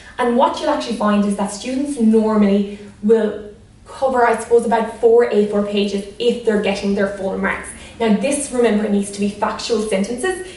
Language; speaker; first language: English; native; English